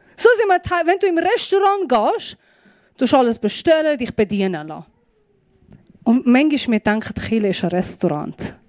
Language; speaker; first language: German; non-native, fluent; Persian